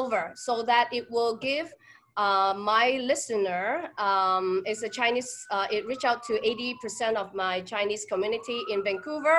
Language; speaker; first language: English; non-native, local second language; Cantonese